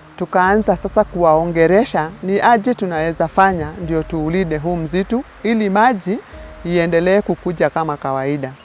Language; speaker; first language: Swahili; non-native, local second language; Meru